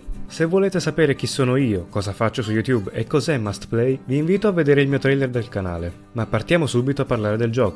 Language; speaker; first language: Italian; native; Italian